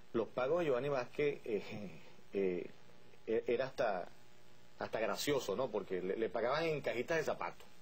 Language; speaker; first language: Spanish; native; Spanish